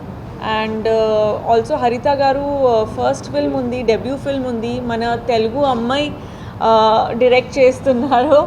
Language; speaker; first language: Telugu; non-native, fluent; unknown